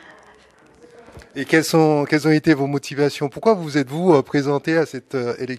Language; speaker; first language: French; native; French